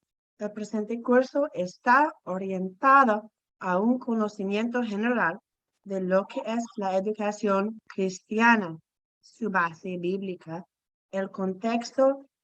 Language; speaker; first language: Spanish; non-native, fluent; English